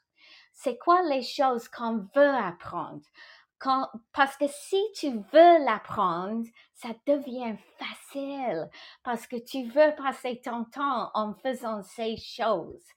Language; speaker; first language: French; non-native, fluent; English